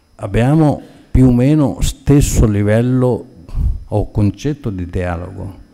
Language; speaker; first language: Italian; non-native, fluent; Urdu